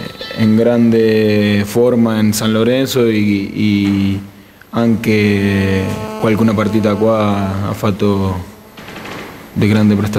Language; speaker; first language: Italian; non-native, fluent; Spanish